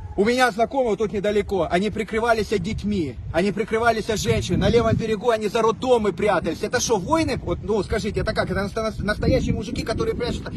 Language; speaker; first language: Russian; native; Russian